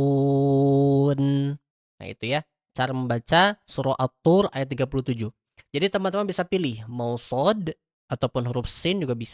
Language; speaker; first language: Indonesian; native; Indonesian